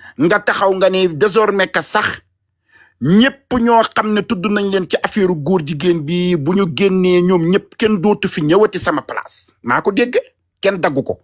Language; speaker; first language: Wolof; native; Wolof